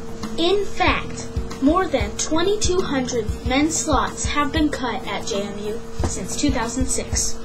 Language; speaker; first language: English; native; English